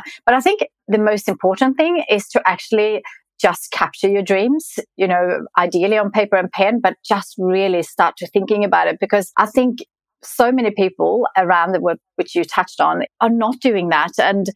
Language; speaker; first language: English; non-native, fluent; Swedish